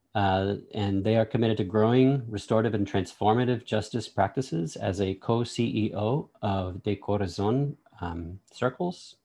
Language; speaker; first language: English; native; English